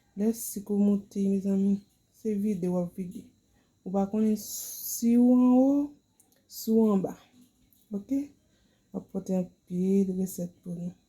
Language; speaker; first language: Haitian Creole; native; Haitian Creole